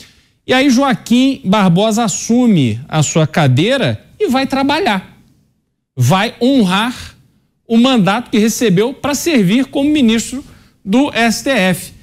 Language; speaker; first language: Portuguese; native; Portuguese